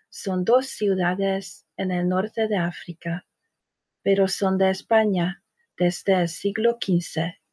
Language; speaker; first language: Spanish; native; Spanish